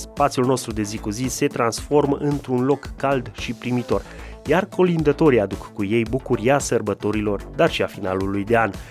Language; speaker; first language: Romanian; native; Romanian